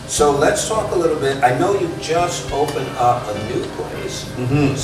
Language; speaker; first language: English; non-native, local second language; Punjabi